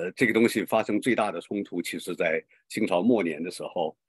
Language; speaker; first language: Chinese; native; Chinese